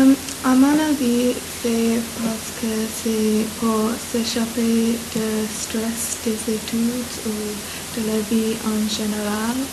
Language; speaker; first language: French; non-native, learner; English